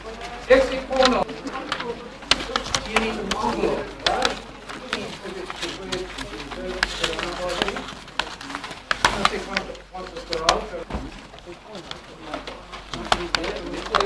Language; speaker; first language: Spanish; non-native, fluent; English